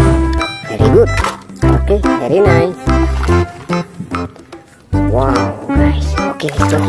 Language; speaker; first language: English; non-native, learner; Indonesian